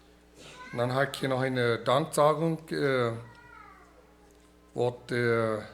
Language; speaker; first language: German; early bilingual, heritage; Plautdietsch